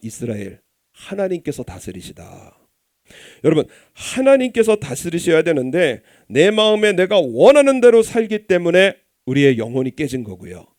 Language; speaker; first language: Korean; native; Korean